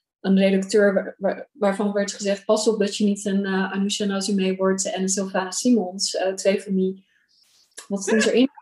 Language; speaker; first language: Dutch; early bilingual, other home language; Urdu